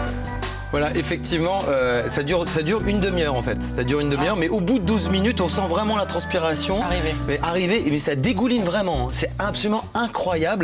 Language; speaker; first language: French; native; French